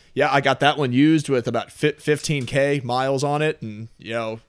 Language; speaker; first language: English; native; English